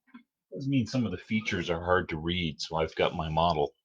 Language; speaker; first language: English; native; English